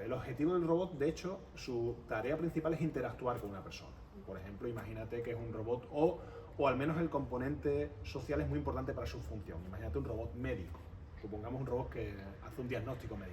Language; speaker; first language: Spanish; native; Spanish